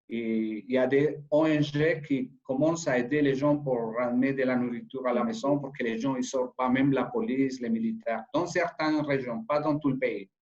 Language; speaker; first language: French; non-native, fluent; Spanish